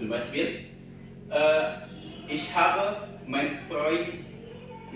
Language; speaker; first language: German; non-native, learner; Indonesian